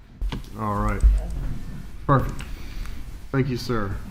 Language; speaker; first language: English; native; English